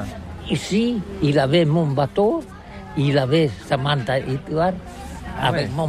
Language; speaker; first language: French; non-native, learner; Catalan